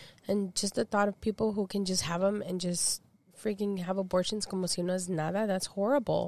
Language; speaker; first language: English; early bilingual, other home language; Spanish